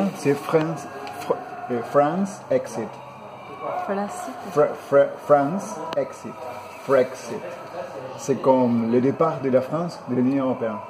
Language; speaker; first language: French; non-native, fluent; Spanish